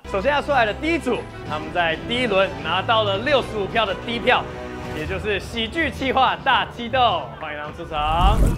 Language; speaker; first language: Chinese; native; Chinese